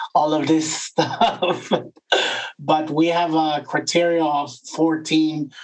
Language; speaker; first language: English; non-native, fluent; Swedish